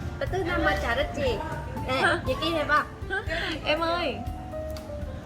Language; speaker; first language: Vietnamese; non-native, learner; Korean